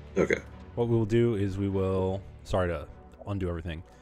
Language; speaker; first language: English; native; English